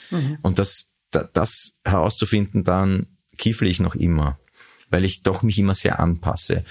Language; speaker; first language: German; native; German